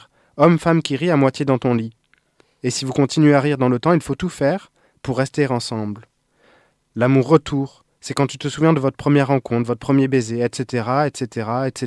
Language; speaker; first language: French; native; French